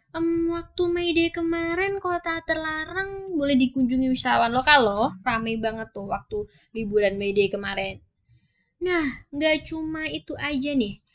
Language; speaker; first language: Indonesian; native; Indonesian